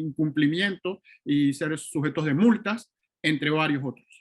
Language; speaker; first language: Spanish; native; Spanish